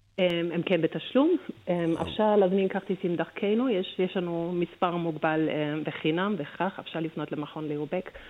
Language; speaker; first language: Hebrew; non-native, fluent; German